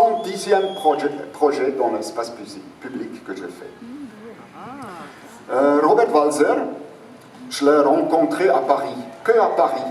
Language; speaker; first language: French; non-native, fluent; German